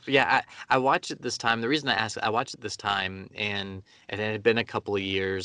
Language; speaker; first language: English; native; English